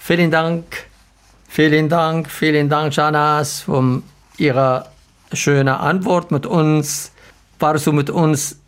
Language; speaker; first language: German; non-native, learner; Arabic